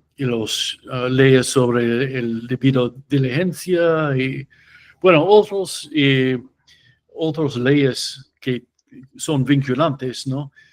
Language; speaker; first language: Spanish; non-native, fluent; English